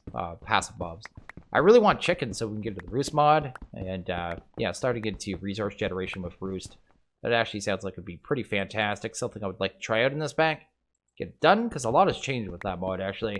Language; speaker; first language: English; native; English